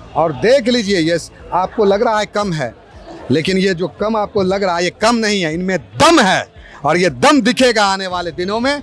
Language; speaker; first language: Hindi; native; Hindi